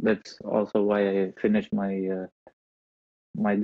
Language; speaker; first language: English; non-native, fluent; Dutch